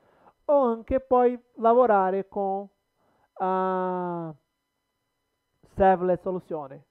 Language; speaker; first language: Italian; non-native, learner; Portuguese